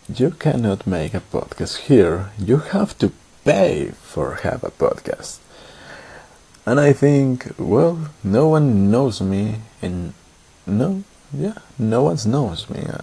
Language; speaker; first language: English; non-native, learner; Spanish